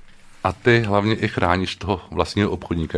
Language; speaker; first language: Czech; native; Czech